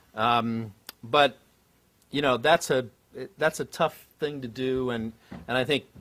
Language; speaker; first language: English; native; English